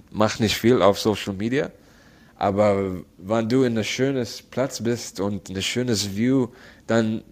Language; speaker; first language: German; non-native, learner; Arabic